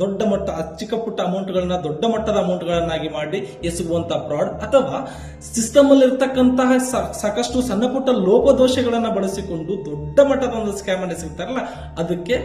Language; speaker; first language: Kannada; native; Kannada